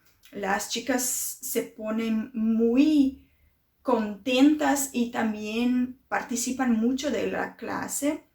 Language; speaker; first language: Spanish; non-native, fluent; Portuguese